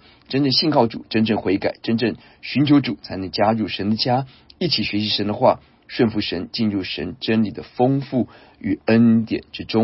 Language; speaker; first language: Chinese; native; Chinese